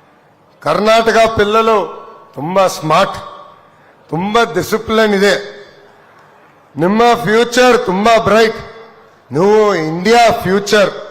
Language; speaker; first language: Kannada; non-native, learner; Telugu